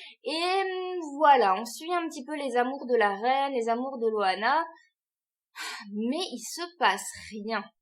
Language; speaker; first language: French; native; French